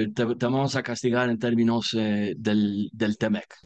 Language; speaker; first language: Spanish; non-native, fluent; English